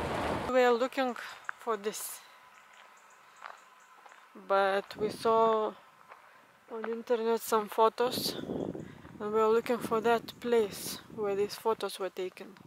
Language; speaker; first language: English; non-native, fluent; Lithuanian